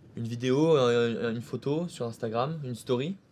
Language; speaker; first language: French; native; French